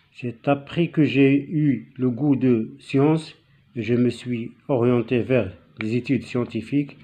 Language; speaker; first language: French; non-native, local second language; Arabic